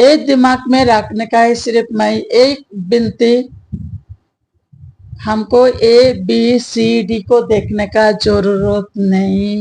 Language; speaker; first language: Hindi; non-native, local second language; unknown